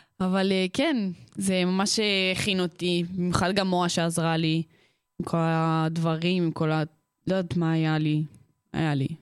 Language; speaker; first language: Hebrew; early bilingual, other home language; Russian